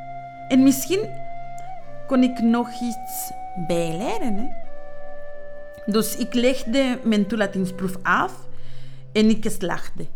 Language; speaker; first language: Dutch; non-native, fluent; Spanish